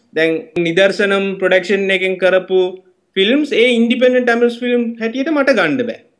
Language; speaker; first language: Sinhala; non-native, local second language; Tamil